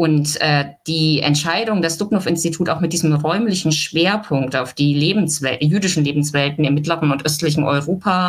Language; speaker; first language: German; native; German